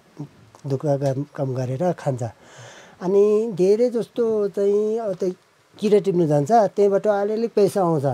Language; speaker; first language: Nepali; non-native, local second language; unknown